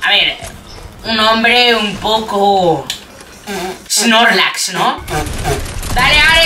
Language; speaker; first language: Spanish; native; Spanish